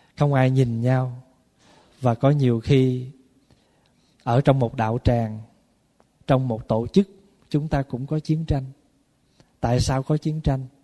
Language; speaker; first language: Vietnamese; early bilingual, other home language; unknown